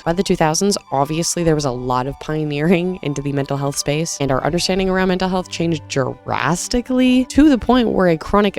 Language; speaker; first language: English; native; English